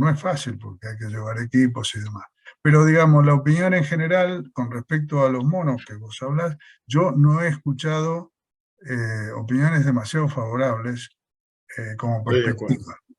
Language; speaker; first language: Spanish; native; Spanish